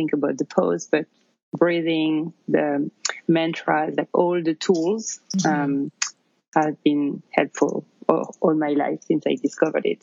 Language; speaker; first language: English; non-native, fluent; French